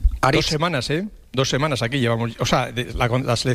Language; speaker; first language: Spanish; native; Spanish